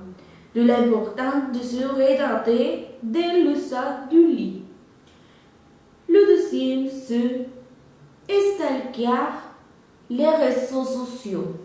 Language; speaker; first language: French; non-native, learner; Spanish